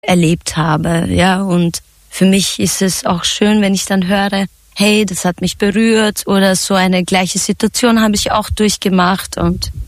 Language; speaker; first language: German; early bilingual, other home language; Turkish